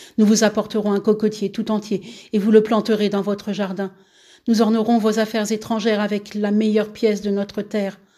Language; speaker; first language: French; native; French